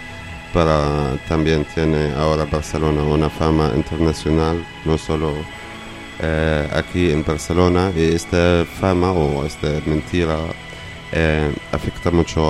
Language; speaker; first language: Spanish; non-native, learner; Arabic